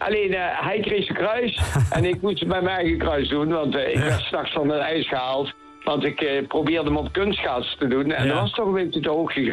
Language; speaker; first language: Dutch; native; Dutch